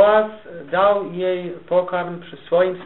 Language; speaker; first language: Polish; native; Polish